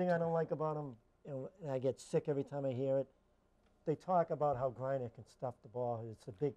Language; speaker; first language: English; native; English